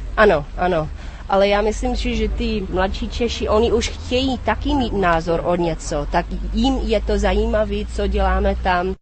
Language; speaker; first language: Czech; non-native, fluent; English